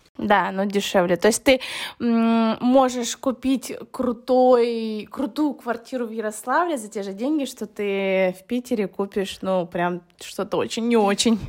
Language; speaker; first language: Russian; early bilingual, other home language; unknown